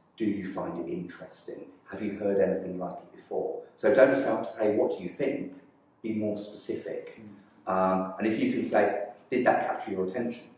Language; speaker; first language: English; native; English